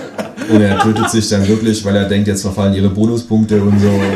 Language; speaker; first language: German; native; German